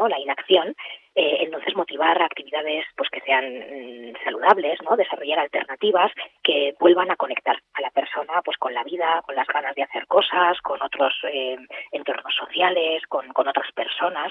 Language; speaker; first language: Spanish; native; Spanish